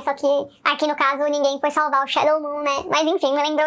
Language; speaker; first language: Portuguese; native; Portuguese